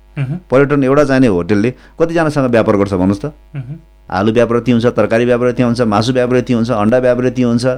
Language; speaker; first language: Nepali; native; Nepali